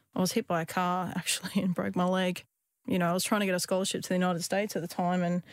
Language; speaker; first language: English; native; English